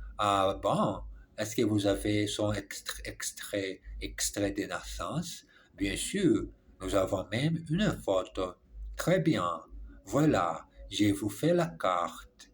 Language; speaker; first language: French; non-native, learner; English